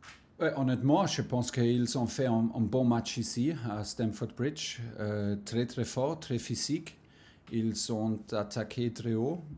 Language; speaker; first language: French; non-native, fluent; German